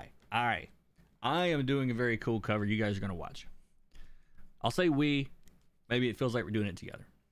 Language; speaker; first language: English; native; English